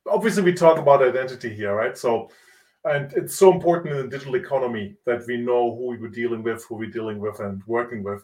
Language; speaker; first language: English; non-native, fluent; Italian